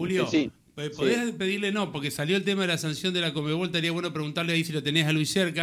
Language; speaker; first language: Spanish; native; Spanish